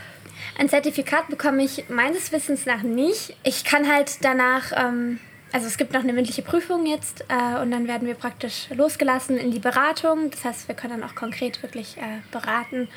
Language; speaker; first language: German; native; German